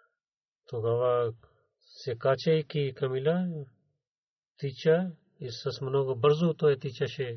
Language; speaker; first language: Bulgarian; non-native, learner; Urdu